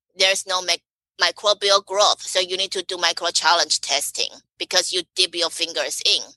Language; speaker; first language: English; non-native, fluent; Chinese